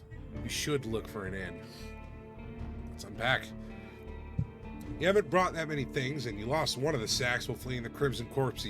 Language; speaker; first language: English; native; English